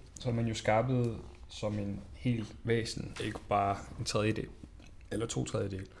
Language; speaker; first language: Danish; non-native, fluent; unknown